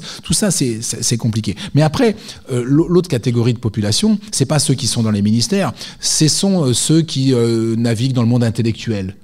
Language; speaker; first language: French; native; French